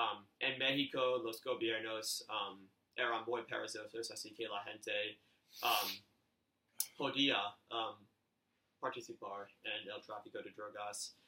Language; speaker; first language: Spanish; non-native, learner; English